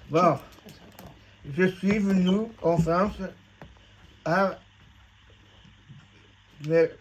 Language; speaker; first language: French; non-native, learner; Portuguese